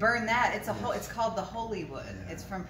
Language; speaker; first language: English; native; English